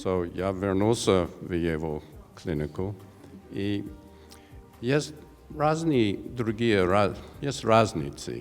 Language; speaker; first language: Russian; non-native, learner; English